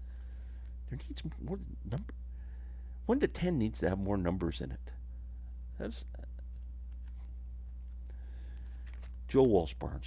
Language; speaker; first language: English; native; English